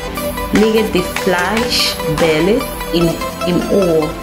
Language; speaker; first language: German; non-native, learner; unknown